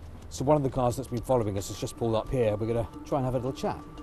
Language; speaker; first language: English; native; English